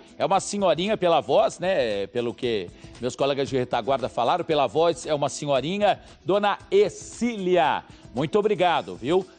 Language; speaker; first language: Portuguese; native; Portuguese